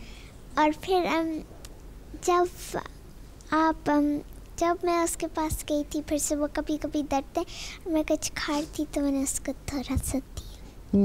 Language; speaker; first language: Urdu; early bilingual, heritage; Urdu